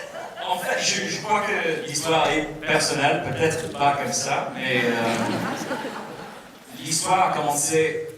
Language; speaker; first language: French; non-native, fluent; English